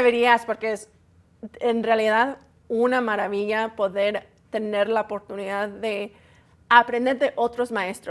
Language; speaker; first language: Spanish; early bilingual, heritage; Spanish